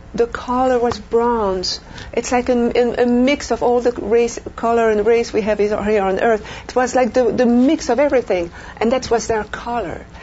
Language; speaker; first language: English; non-native, fluent; French